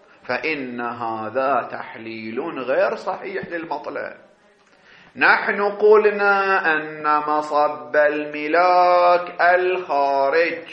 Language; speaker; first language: Arabic; native; Arabic